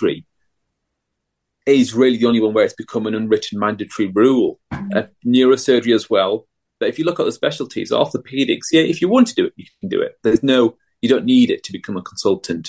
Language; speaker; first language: English; native; English